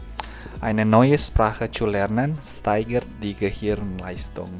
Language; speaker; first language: German; non-native, fluent; Indonesian